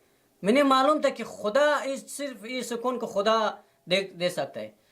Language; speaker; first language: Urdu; non-native, learner; Persian